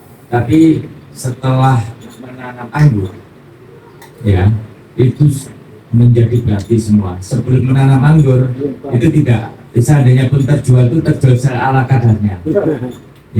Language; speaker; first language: Indonesian; native; Indonesian